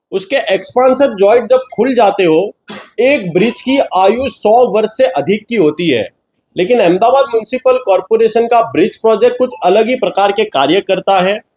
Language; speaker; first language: Hindi; non-native, local second language; Gujarati